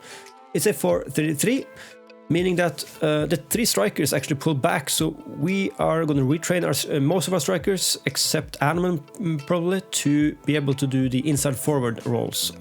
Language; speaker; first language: English; non-native, fluent; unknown